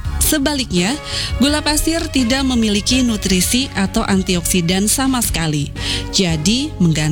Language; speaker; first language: Indonesian; native; Indonesian